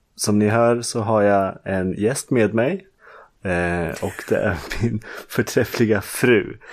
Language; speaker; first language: Swedish; native; Swedish